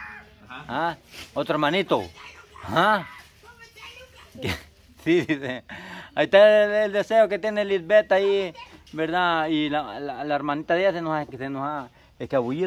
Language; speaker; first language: Spanish; native; Spanish